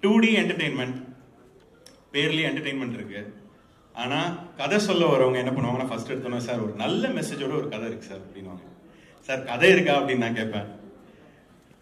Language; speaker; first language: Tamil; native; Tamil